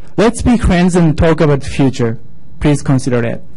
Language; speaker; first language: English; non-native, fluent; Japanese